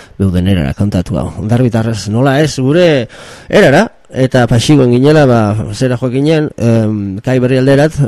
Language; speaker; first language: Basque; native; Basque